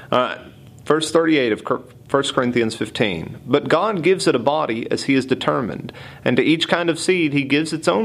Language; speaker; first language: English; native; English